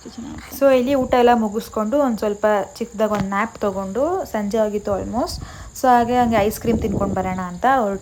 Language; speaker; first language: Kannada; native; Kannada